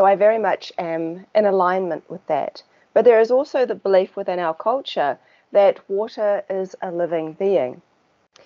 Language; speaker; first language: English; native; English